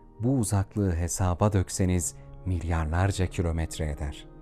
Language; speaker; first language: Turkish; native; Turkish